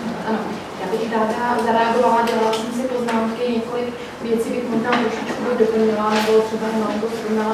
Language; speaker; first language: Czech; native; Czech